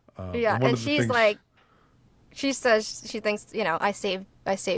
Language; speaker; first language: English; native; English